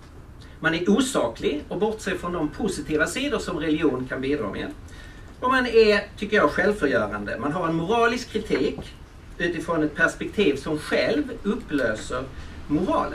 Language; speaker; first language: Swedish; native; Swedish